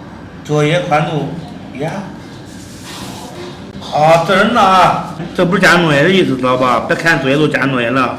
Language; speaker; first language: Chinese; native; Chinese